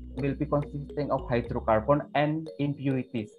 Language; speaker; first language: English; non-native, fluent; Indonesian